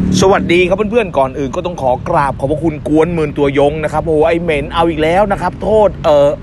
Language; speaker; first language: Thai; native; Thai